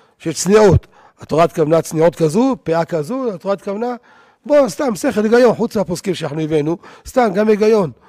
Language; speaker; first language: Hebrew; native; Hebrew